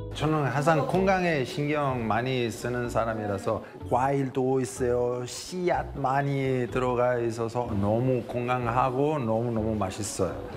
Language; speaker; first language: Korean; non-native, fluent; Italian